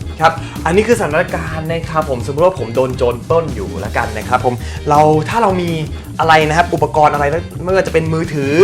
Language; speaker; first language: Thai; native; Thai